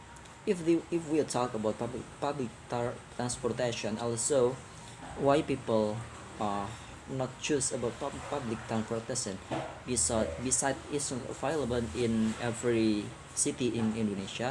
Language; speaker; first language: English; non-native, learner; Indonesian